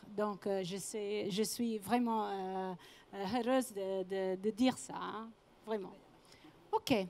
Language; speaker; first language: French; non-native, fluent; Italian